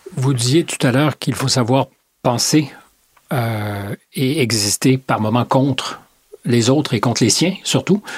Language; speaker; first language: French; native; French